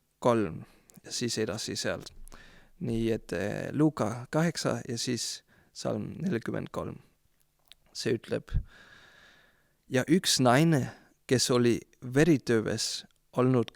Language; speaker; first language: Estonian; non-native, fluent; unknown